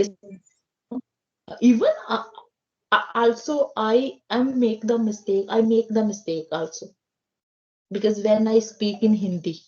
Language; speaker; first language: English; non-native, learner; Hindi